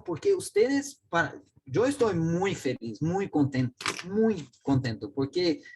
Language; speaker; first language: Spanish; non-native, learner; Portuguese